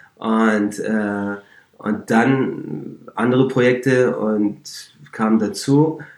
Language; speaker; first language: German; early bilingual, other home language; Turkish